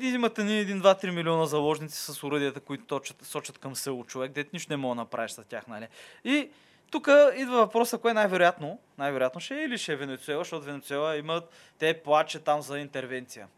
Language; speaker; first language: Bulgarian; native; Bulgarian